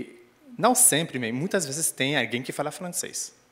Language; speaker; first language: Portuguese; non-native, fluent; French